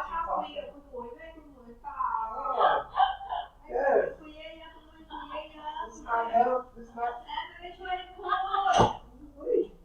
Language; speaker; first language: English; non-native, fluent; Thai